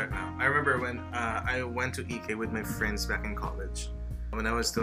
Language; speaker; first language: English; non-native, local second language; Filipino